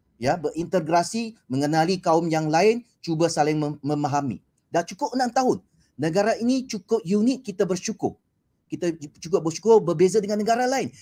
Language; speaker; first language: Malay; non-native, local second language; Chinese